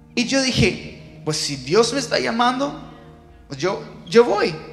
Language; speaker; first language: Spanish; non-native, fluent; English